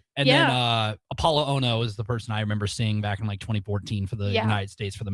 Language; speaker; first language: English; native; English